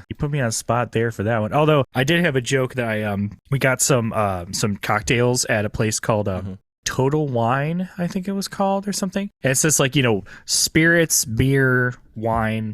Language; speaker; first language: English; native; English